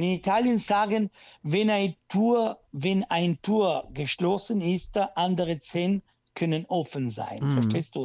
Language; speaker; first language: German; non-native, local second language; Italian